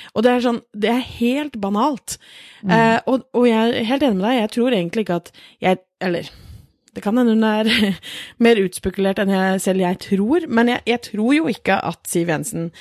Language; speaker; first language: Norwegian; native; Norwegian